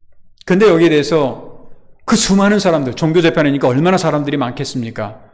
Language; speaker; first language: Korean; native; Korean